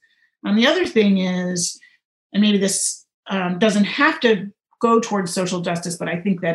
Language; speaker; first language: English; native; English